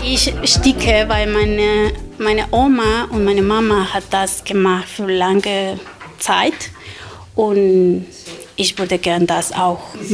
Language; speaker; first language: German; non-native, learner; Spanish